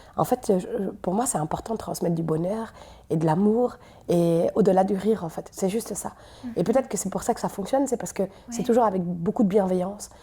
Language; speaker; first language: French; native; French